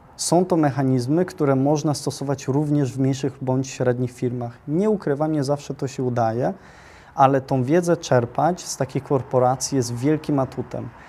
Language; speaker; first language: Polish; early bilingual, heritage; Polish